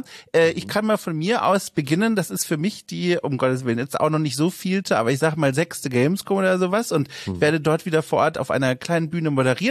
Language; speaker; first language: German; native; German